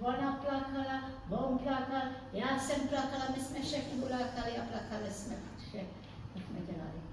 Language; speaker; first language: Czech; early bilingual, heritage; Czech